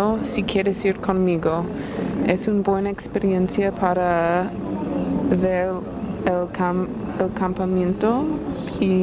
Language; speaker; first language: Spanish; non-native, learner; English